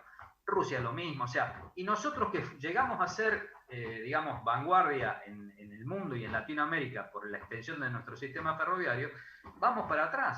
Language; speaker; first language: Spanish; native; Spanish